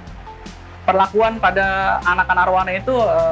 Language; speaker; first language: Indonesian; native; Indonesian